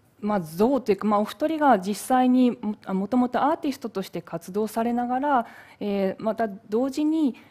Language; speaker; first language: Japanese; native; Japanese